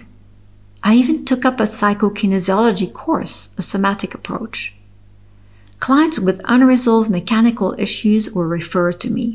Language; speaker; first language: English; non-native, fluent; French